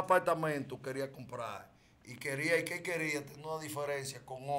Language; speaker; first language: Spanish; native; Spanish